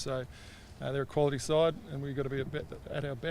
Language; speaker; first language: English; native; English